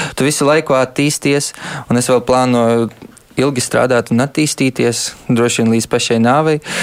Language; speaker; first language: Latvian; early bilingual, heritage; Latvian